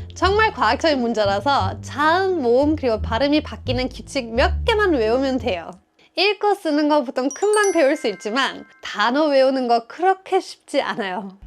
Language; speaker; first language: Korean; non-native, fluent; German